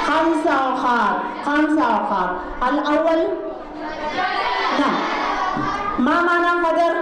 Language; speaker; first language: Arabic; non-native, learner; Urdu